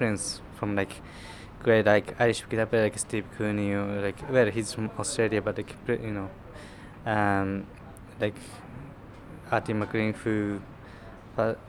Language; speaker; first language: English; non-native, fluent; Japanese